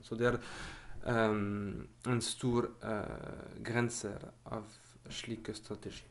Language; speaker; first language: Norwegian; non-native, fluent; French